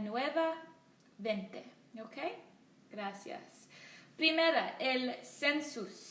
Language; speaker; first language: Spanish; non-native, learner; English